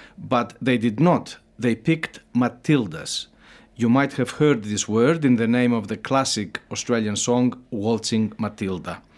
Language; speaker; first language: English; native; English